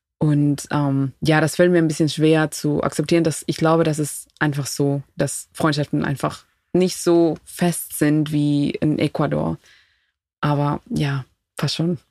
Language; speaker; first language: German; non-native, fluent; Spanish